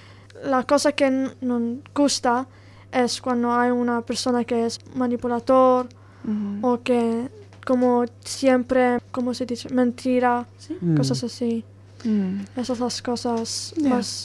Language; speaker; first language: Spanish; non-native, learner; Italian